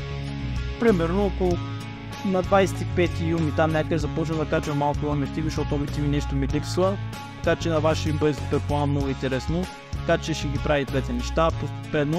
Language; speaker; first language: Bulgarian; native; Bulgarian